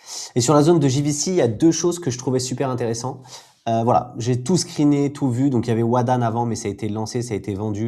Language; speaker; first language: French; native; French